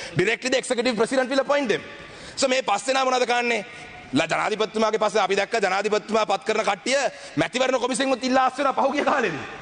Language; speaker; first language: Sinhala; non-native, local second language; Tamil